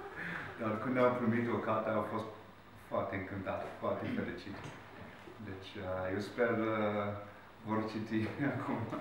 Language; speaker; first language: Romanian; non-native, learner; English